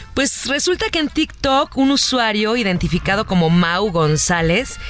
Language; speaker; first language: Spanish; native; Spanish